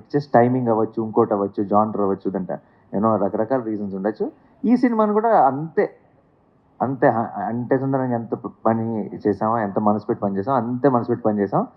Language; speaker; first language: Telugu; native; Telugu